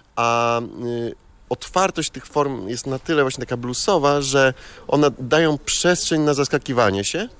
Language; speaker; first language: Polish; non-native, fluent; Portuguese